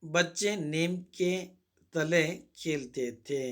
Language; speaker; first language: Hindi; non-native, local second language; Kannada